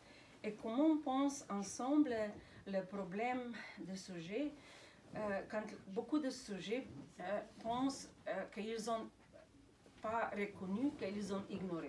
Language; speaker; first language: French; non-native, fluent; Slovenian